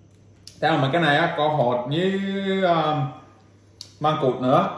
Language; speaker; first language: Vietnamese; non-native, fluent; English